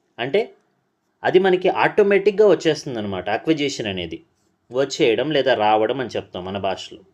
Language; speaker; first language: Telugu; non-native, local second language; Urdu